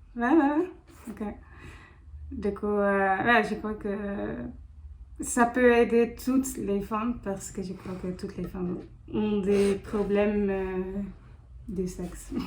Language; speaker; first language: French; non-native, fluent; English